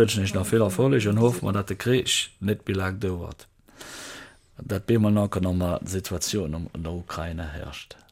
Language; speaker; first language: German; native; German